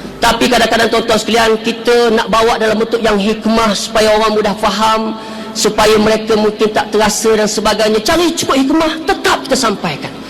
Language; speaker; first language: Malay; native; Malay